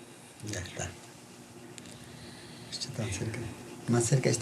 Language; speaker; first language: Spanish; non-native, local second language; Quechua